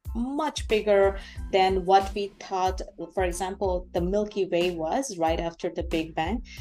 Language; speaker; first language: English; non-native, local second language; Bangla